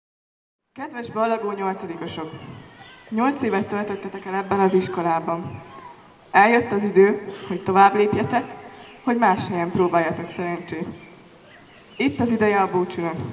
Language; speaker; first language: Hungarian; native; Hungarian